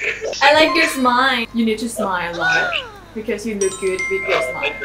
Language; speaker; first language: English; non-native, fluent; Thai